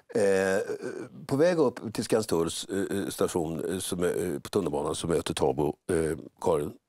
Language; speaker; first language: Swedish; native; Swedish